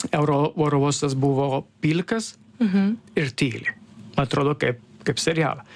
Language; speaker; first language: Lithuanian; non-native, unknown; Italian